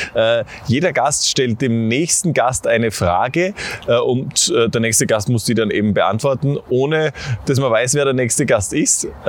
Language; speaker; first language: German; native; German